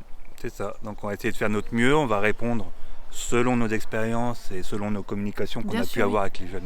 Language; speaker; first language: French; native; French